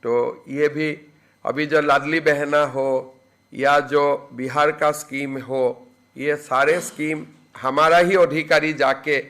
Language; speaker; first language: Hindi; non-native, local second language; Assamese